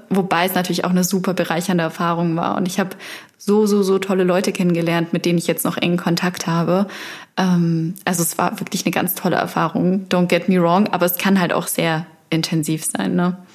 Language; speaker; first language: German; native; German